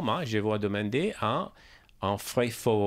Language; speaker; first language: French; non-native, learner; Italian